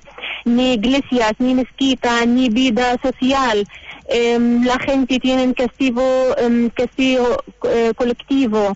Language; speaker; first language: Spanish; non-native, learner; Arabic